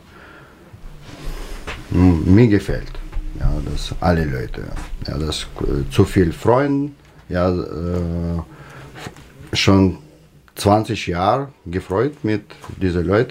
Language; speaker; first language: German; non-native, learner; Russian